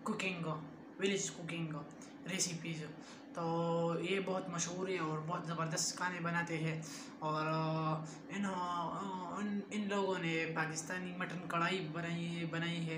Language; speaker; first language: Hindi; non-native, local second language; Pashto